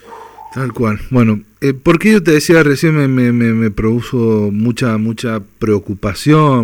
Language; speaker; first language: Spanish; native; Spanish